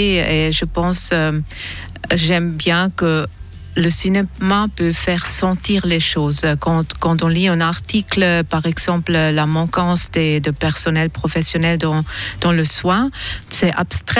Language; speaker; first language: French; non-native, local second language; German